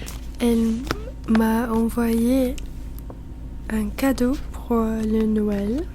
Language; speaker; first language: French; non-native, learner; English